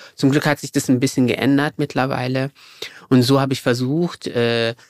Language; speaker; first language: German; early bilingual, other home language; Arabic